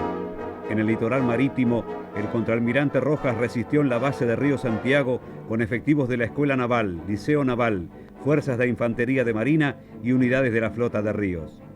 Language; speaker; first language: Spanish; native; Spanish